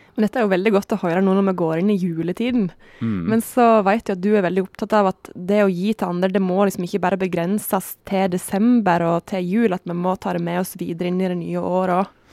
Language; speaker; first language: Norwegian; native; Norwegian